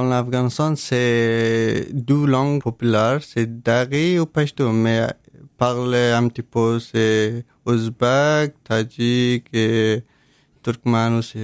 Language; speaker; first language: French; non-native, learner; Persian